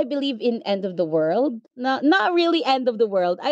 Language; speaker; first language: English; non-native, local second language; Filipino